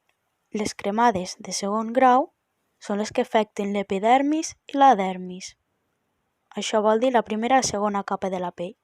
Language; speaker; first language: Catalan; native; Catalan